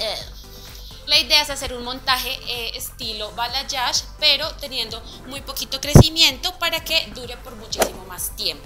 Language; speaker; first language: Spanish; native; Spanish